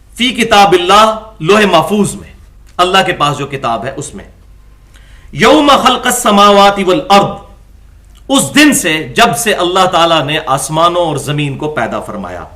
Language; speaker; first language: Urdu; non-native, local second language; Punjabi